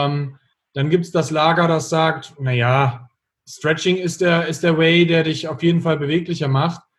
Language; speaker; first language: German; native; German